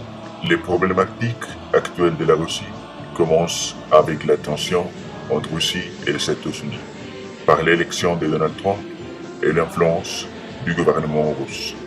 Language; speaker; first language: French; non-native, learner; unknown